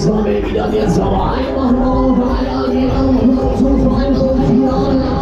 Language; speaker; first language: German; native; German